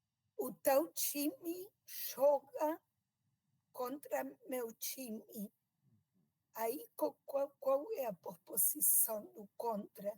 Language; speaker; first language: Portuguese; non-native, fluent; Spanish